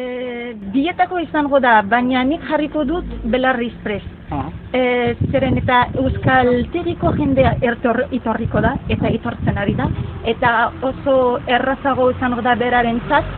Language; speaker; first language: Basque; non-native, learner; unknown